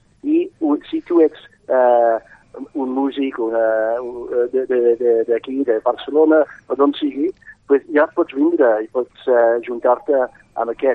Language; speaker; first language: Catalan; non-native, fluent; English